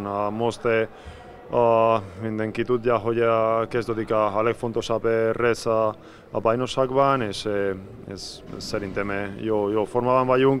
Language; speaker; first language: Hungarian; non-native, learner; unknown